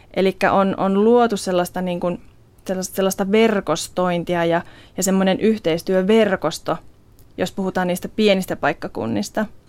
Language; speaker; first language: Finnish; non-native, local second language; Swedish